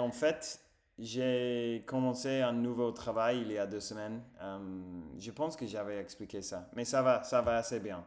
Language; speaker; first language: French; non-native, fluent; English